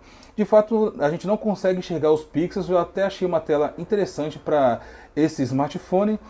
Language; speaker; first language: Portuguese; native; Portuguese